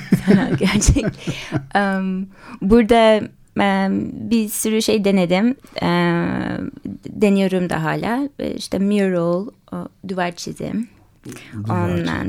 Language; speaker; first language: Turkish; early bilingual, heritage; English